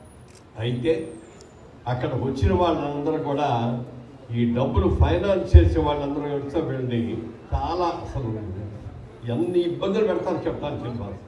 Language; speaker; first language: Telugu; native; Telugu